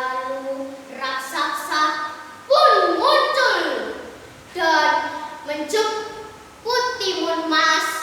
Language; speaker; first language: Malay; non-native, local second language; Javanese